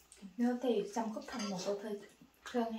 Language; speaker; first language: Korean; non-native, learner; Vietnamese